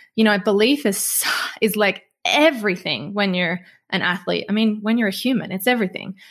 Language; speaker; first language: English; native; English